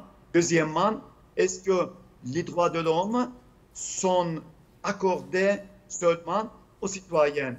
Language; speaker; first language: French; non-native, fluent; Turkish